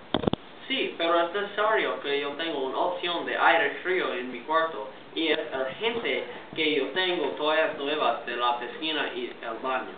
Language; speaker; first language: Spanish; non-native, learner; English